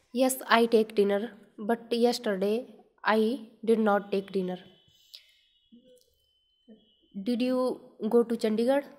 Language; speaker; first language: English; non-native, learner; Hindi